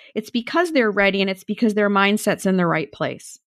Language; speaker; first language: English; native; English